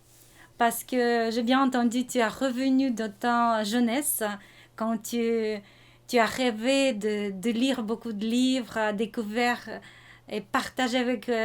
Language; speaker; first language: French; non-native, fluent; Russian